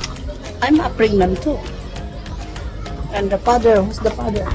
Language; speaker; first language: English; non-native, learner; Filipino